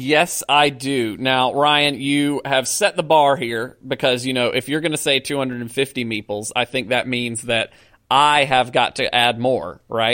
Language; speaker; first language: English; native; English